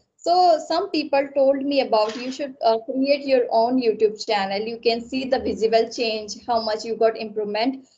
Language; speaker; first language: English; non-native, local second language; Assamese